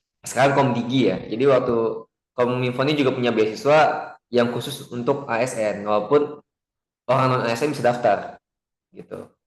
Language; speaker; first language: Indonesian; native; Indonesian